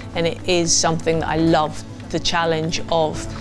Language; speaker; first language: English; native; English